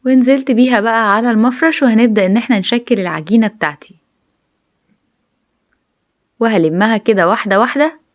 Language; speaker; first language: Arabic; native; Arabic